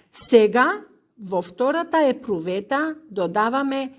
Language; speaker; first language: Macedonian; native; Macedonian